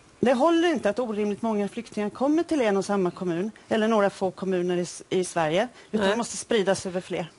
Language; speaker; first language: Swedish; native; Swedish